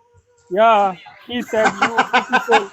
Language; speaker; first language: English; non-native, learner; Hindi